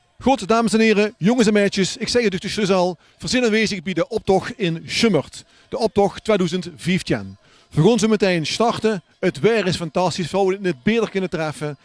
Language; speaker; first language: Dutch; native; Dutch